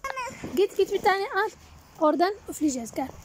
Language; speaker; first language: Turkish; non-native, learner; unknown